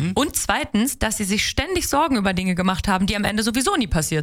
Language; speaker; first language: German; native; German